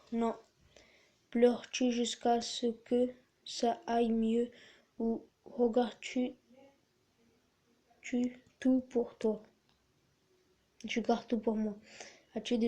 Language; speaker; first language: French; native; French